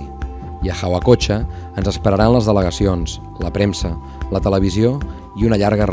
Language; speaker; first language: Catalan; native; Catalan